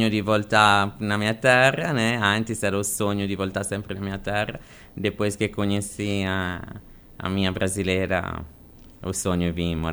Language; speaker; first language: Portuguese; non-native, fluent; Italian